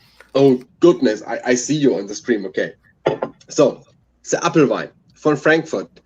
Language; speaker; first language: English; non-native, learner; German